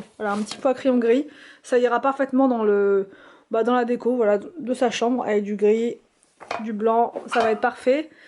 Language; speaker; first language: French; native; French